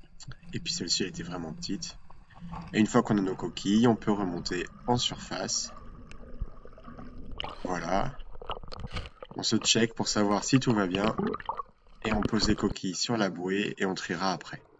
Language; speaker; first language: French; native; French